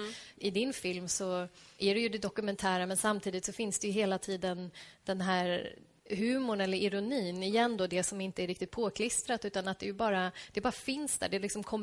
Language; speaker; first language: Swedish; native; Swedish